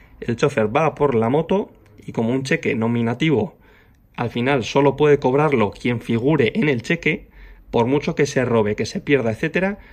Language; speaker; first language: Spanish; native; Spanish